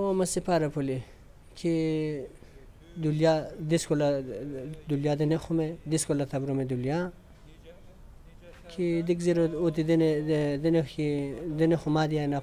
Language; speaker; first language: Greek; non-native, learner; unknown